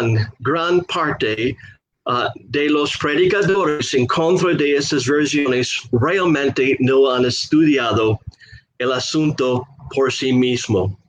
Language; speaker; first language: Spanish; non-native, fluent; English